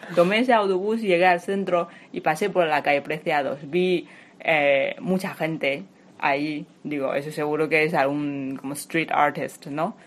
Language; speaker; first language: Spanish; non-native, fluent; Chinese